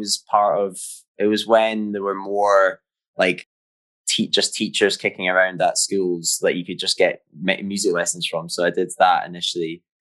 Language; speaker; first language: English; native; English